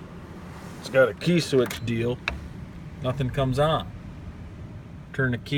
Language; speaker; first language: English; native; English